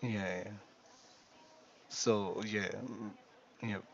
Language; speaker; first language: English; non-native, learner; Korean